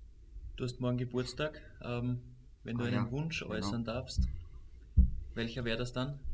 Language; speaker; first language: German; native; German